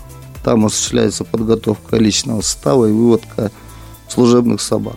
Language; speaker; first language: Russian; native; Russian